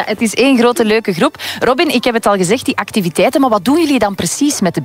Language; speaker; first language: Dutch; native; Dutch